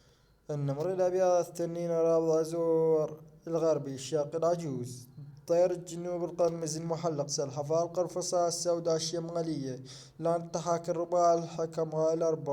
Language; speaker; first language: Arabic; native; Arabic